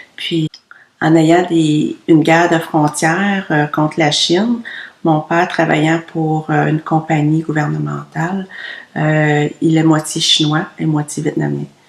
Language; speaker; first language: French; early bilingual, other home language; Vietnamese